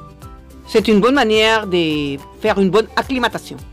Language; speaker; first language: French; non-native, fluent; Spanish